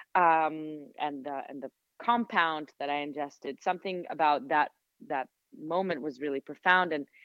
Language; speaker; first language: English; non-native, fluent; Hebrew